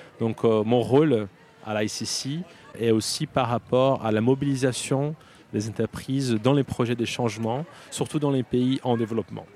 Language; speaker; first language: French; non-native, fluent; Portuguese